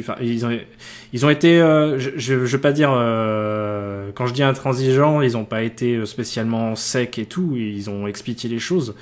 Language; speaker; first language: French; native; French